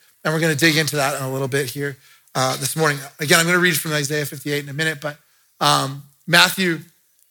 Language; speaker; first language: English; native; English